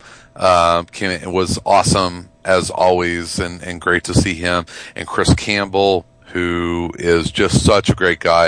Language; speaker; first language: English; native; English